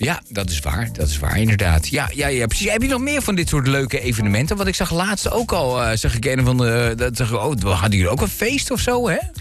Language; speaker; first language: Dutch; native; Dutch